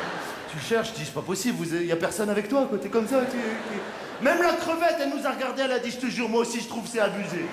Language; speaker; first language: French; native; French